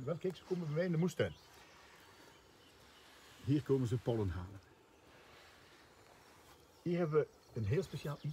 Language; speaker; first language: Dutch; native; Dutch